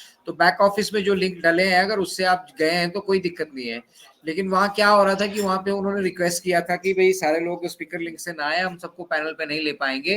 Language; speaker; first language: Hindi; native; Hindi